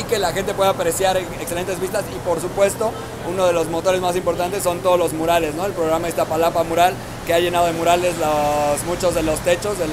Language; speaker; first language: Spanish; native; Spanish